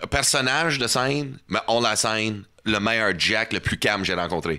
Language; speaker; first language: French; non-native, fluent; English